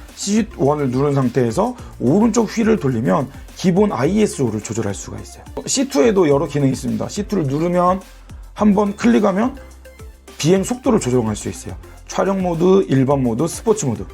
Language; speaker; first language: Korean; native; Korean